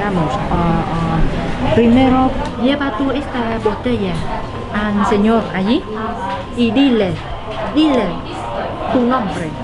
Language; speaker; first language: Spanish; non-native, learner; Vietnamese